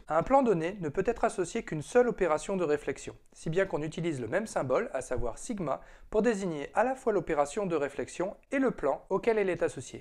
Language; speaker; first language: French; native; French